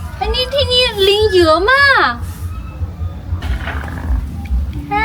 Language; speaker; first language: Thai; non-native, learner; Chinese